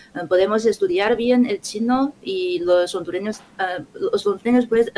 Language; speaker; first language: Spanish; non-native, fluent; Chinese